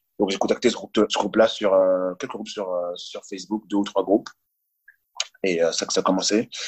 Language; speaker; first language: French; early bilingual, other home language; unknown